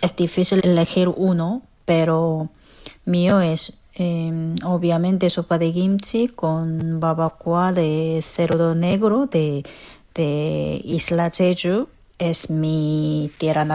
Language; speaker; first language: Spanish; non-native, fluent; Korean